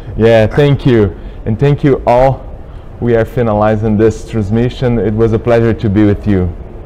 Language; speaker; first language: English; non-native, fluent; Portuguese